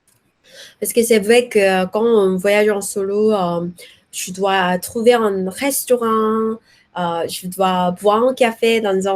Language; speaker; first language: French; non-native, learner; Korean